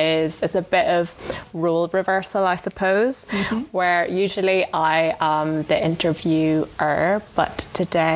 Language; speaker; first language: English; native; English